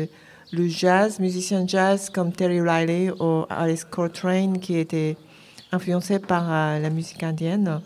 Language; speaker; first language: French; non-native, fluent; Japanese